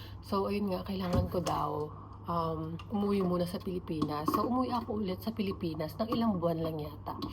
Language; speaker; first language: Filipino; native; Filipino